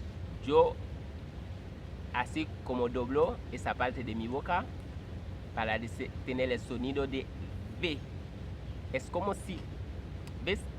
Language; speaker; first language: Spanish; non-native, fluent; Haitian Creole